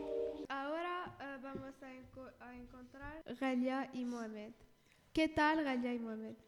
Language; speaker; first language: Spanish; non-native, learner; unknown